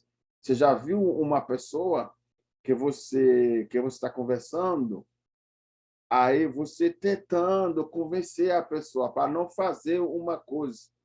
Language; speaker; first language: Portuguese; non-native, fluent; Haitian Creole